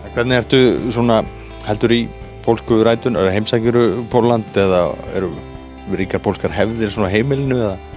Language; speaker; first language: Icelandic; native; Icelandic